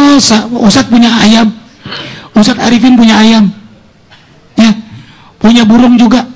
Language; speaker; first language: Indonesian; native; Indonesian